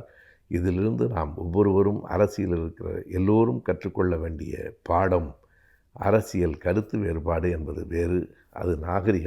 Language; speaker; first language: Tamil; native; Tamil